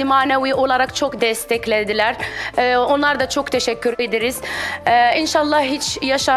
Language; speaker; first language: Turkish; non-native, fluent; Arabic